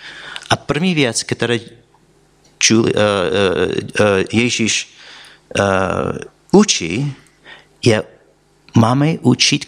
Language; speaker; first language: Czech; non-native, fluent; English